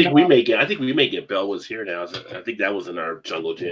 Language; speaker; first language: English; native; English